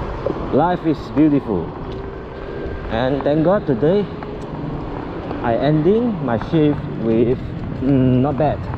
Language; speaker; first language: English; non-native, local second language; Chinese